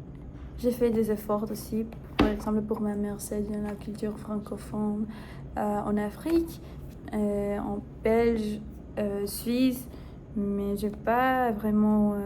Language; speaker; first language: French; non-native, fluent; Spanish